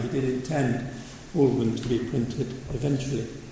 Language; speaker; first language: English; native; English